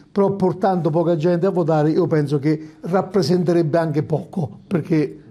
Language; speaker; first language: Italian; native; Italian